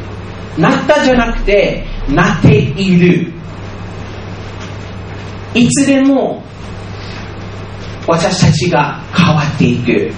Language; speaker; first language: Japanese; non-native, fluent; English